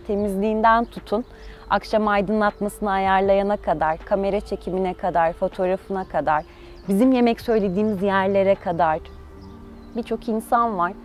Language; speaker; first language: Turkish; early bilingual, heritage; Turkish